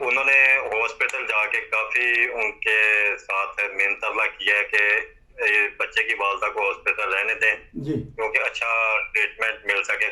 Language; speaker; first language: Hindi; non-native, local second language; Punjabi